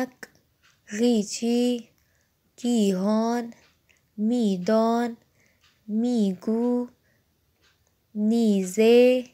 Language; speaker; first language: Persian; non-native, fluent; Urdu